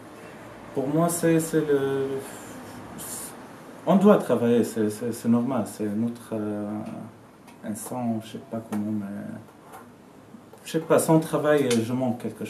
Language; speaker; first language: French; non-native, learner; Arabic